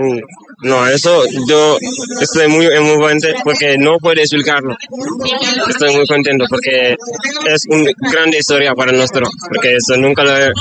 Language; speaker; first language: Spanish; non-native, learner; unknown